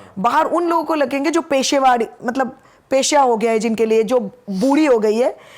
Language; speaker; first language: Hindi; non-native, local second language; Bangla